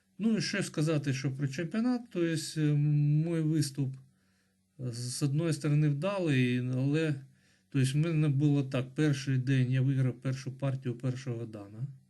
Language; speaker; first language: Ukrainian; non-native, local second language; Russian